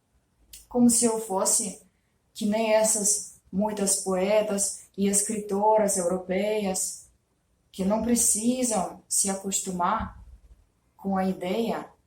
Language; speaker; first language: Portuguese; non-native, fluent; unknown